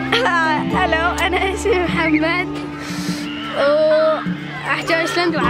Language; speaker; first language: Arabic; early bilingual, heritage; Arabic